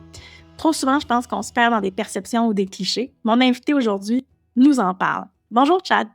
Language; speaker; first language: French; native; French